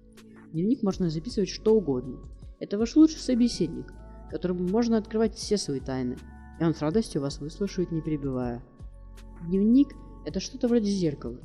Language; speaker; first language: Russian; native; Russian